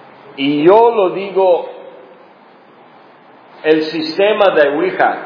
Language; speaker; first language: Spanish; non-native, fluent; English